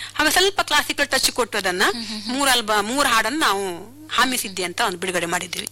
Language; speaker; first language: Kannada; non-native, local second language; Konkani